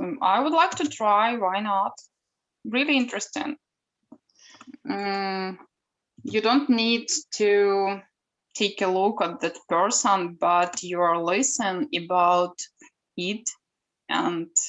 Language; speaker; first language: English; non-native, learner; Ukrainian